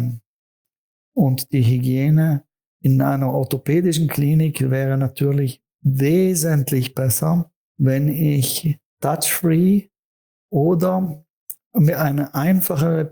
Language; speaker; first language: German; native; German